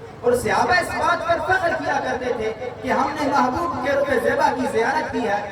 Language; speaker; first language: Urdu; non-native, local second language; Punjabi